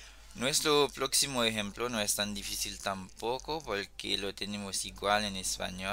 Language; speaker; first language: Spanish; non-native, fluent; Haitian Creole